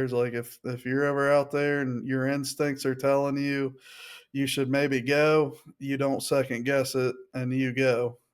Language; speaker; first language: English; native; English